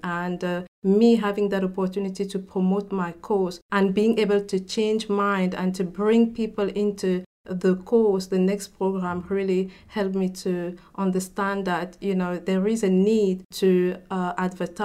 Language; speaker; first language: English; non-native, local second language; French